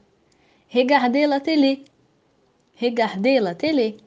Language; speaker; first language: French; non-native, fluent; Portuguese